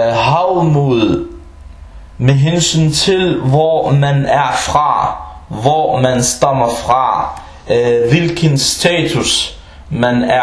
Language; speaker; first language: Danish; early bilingual, other home language; Arabic